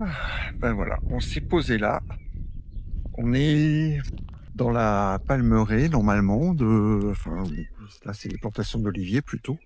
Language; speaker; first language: French; native; French